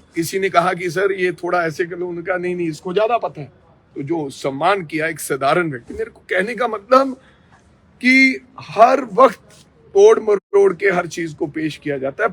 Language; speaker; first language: Hindi; non-native, local second language; Punjabi